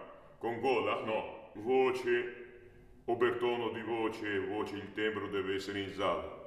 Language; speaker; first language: Italian; non-native, learner; Georgian